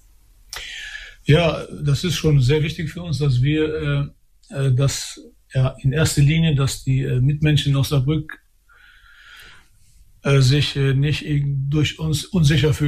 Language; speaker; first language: German; early bilingual, other home language; Albanian